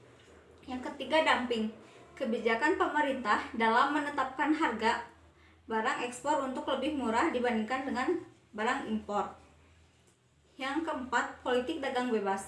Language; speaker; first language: Indonesian; native; Indonesian